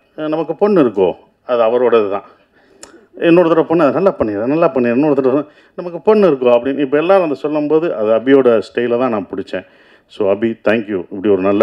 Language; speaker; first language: Tamil; native; Tamil